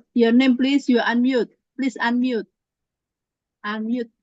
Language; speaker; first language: English; non-native, learner; Indonesian